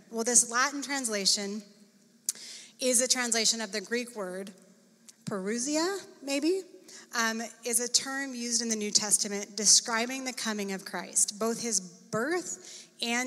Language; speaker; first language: English; native; English